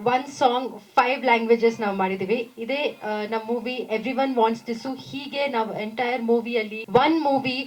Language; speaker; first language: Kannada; non-native, local second language; Tamil